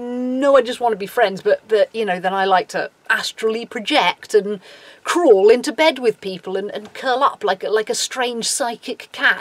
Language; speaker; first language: English; native; English